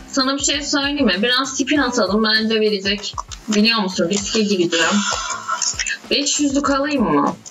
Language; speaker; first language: Turkish; native; Turkish